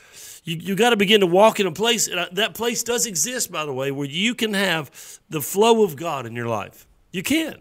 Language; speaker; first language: English; native; English